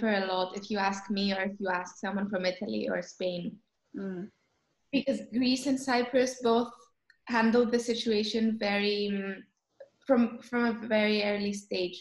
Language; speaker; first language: English; non-native, fluent; Greek